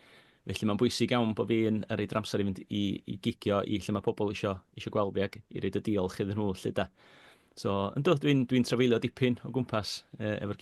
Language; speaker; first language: Welsh; native; Welsh